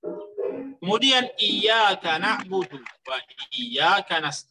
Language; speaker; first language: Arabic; non-native, learner; Indonesian